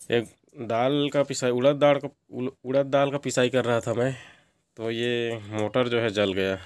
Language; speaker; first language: Hindi; native; Hindi